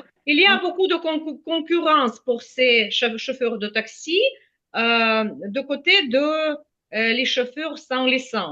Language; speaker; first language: French; non-native, fluent; Ukrainian